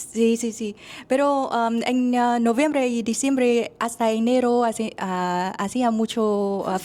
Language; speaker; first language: Spanish; non-native, learner; Vietnamese